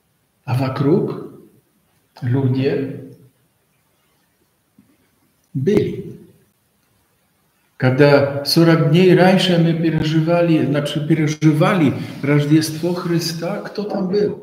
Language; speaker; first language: Russian; non-native, fluent; Polish